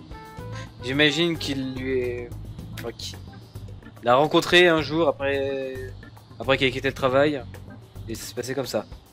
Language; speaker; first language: French; native; French